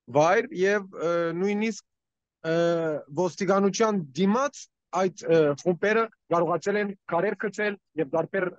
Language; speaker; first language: Armenian; early bilingual, heritage; Armenian